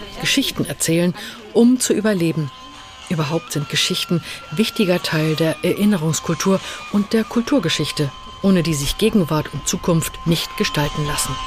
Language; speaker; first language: German; native; German